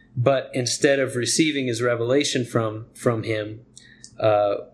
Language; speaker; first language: English; native; English